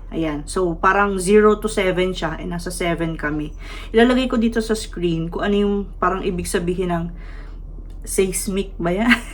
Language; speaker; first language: Filipino; native; Filipino